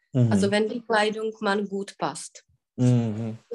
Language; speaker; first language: German; non-native, fluent; Czech